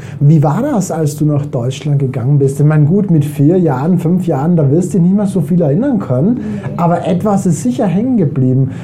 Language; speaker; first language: German; native; German